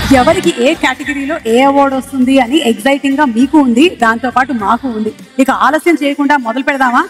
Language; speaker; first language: Telugu; non-native, local second language; Malayalam